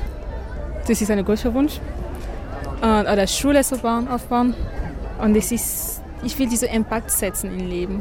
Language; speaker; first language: German; non-native, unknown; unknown